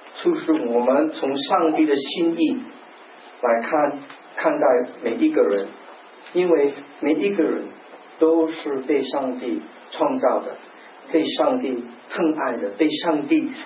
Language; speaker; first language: Chinese; non-native, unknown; English